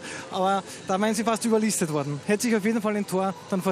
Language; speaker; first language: German; native; German